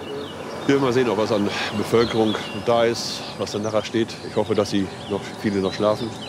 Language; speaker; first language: German; native; German